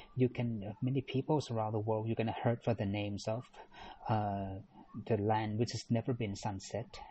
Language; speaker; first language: English; non-native, learner; Thai